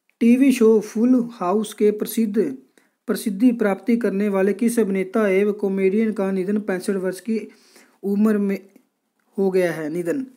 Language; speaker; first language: Hindi; non-native, local second language; Punjabi